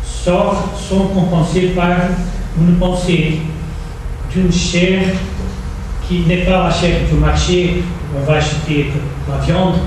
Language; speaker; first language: French; non-native, fluent; Portuguese